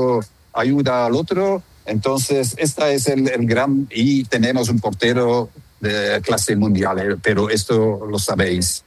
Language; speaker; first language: Spanish; non-native, fluent; Dutch